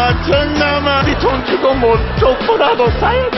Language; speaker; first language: Korean; non-native, fluent; English